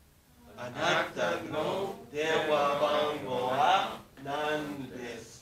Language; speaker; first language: Japanese; non-native, learner; English